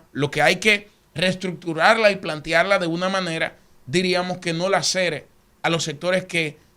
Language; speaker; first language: Spanish; native; Spanish